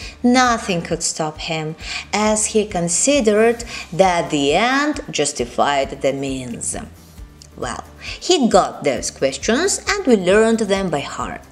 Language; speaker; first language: English; non-native, fluent; Russian